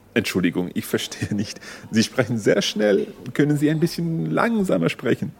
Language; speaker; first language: German; non-native, fluent; English